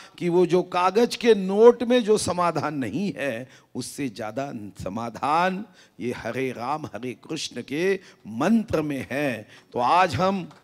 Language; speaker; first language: Hindi; non-native, local second language; Marathi